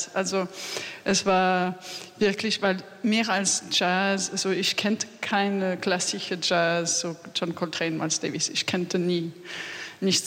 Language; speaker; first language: German; non-native, learner; French